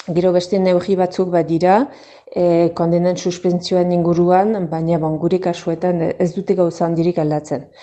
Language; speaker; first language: Basque; native; Basque